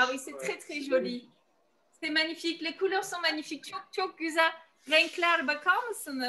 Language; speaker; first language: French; non-native, fluent; Turkish